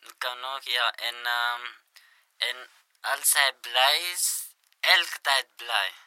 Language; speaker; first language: Dutch; non-native, learner; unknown